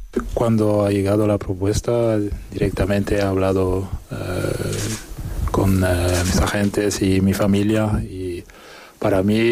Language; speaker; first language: Spanish; non-native, fluent; French